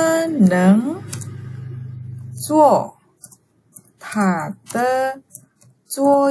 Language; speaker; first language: Chinese; non-native, fluent; Indonesian